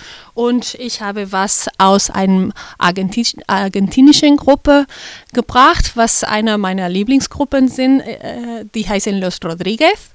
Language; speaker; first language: German; non-native, fluent; Spanish